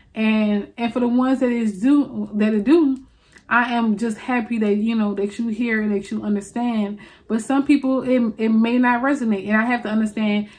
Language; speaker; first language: English; native; English